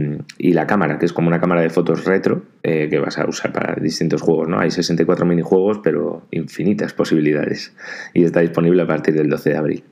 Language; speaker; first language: Spanish; native; Spanish